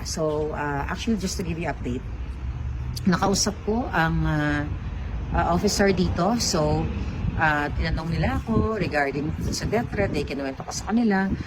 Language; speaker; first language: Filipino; non-native, local second language; Cebuano